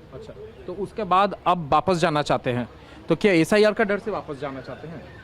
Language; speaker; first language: Hindi; non-native, local second language; Bangla